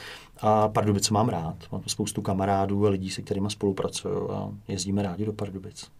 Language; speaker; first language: Czech; native; Czech